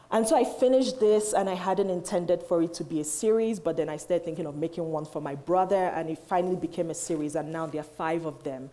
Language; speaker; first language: English; non-native, local second language; Igbo